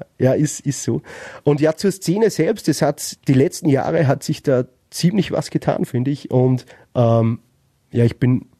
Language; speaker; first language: German; native; German